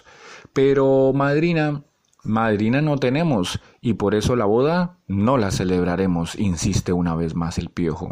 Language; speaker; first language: Spanish; native; Spanish